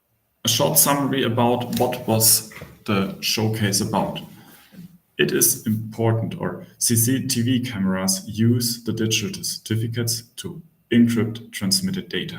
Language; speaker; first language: English; non-native, fluent; German